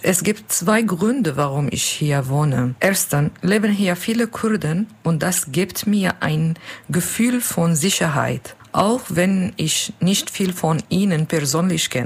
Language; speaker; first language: German; non-native, learner; Kurdish